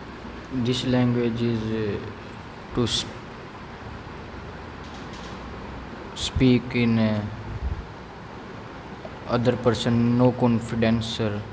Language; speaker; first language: English; non-native, learner; Haryanvi